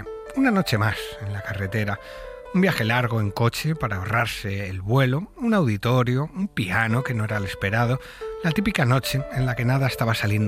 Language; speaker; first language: Spanish; native; Spanish